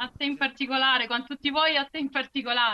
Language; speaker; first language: Italian; native; Italian